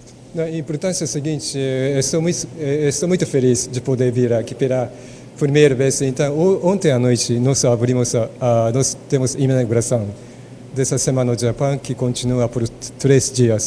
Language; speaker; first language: Portuguese; non-native, fluent; Japanese